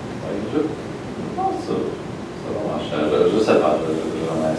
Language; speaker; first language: French; non-native, learner; Polish